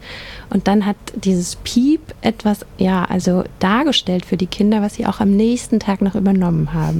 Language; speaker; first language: German; native; German